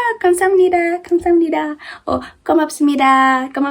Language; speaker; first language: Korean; non-native, learner; English